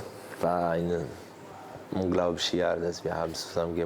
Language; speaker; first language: German; non-native, fluent; Portuguese